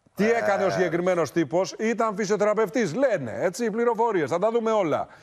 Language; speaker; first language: Greek; native; Greek